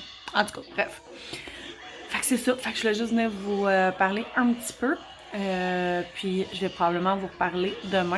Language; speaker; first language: French; native; French